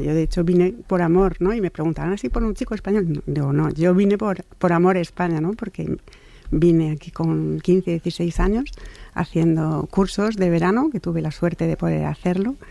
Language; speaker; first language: Spanish; non-native, fluent; French